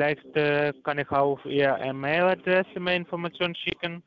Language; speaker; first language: German; non-native, learner; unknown